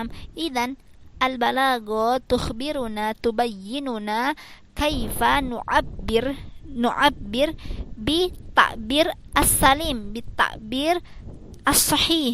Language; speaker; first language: Arabic; non-native, fluent; Indonesian